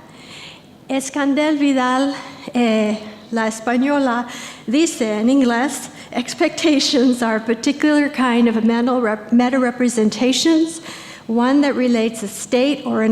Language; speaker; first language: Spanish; non-native, fluent; English